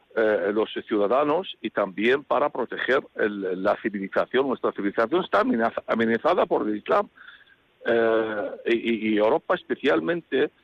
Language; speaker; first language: Spanish; non-native, fluent; Arabic